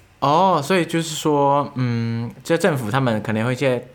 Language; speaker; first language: Chinese; native; Chinese